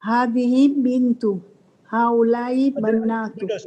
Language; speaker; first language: Arabic; non-native, learner; English